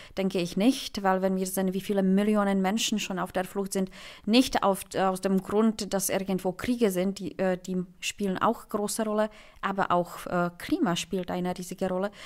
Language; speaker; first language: German; non-native, fluent; Czech